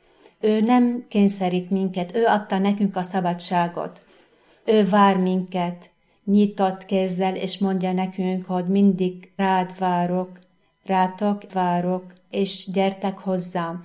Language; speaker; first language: Hungarian; non-native, fluent; Arabic